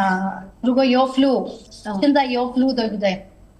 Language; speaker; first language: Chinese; non-native, learner; Telugu